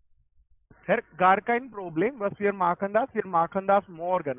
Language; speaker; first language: German; non-native, learner; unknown